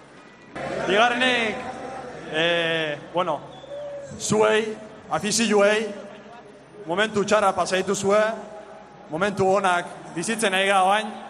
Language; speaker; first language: Basque; native; Basque